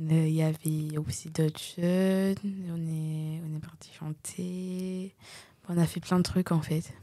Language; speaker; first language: French; non-native, local second language; Réunion Creole French